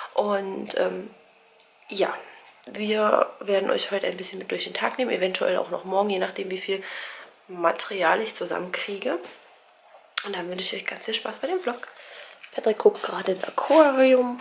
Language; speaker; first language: German; native; German